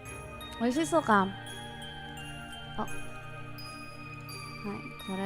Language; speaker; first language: Japanese; non-native, learner; English